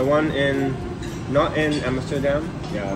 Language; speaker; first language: English; non-native, fluent; Japanese